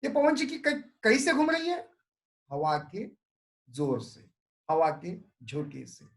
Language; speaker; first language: Hindi; non-native, local second language; Marathi